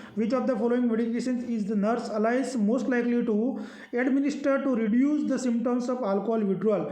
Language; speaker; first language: English; non-native, local second language; Gujarati